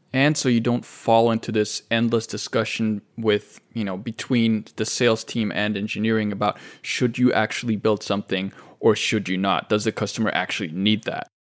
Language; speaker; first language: English; native; English